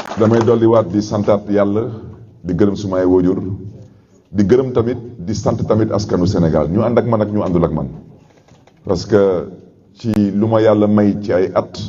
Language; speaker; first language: Wolof; native; Wolof